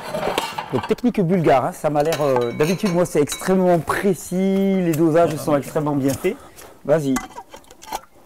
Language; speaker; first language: French; native; French